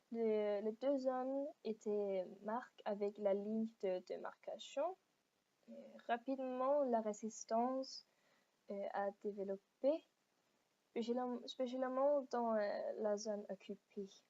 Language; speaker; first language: French; non-native, learner; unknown